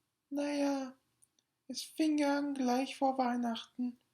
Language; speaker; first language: German; non-native, learner; English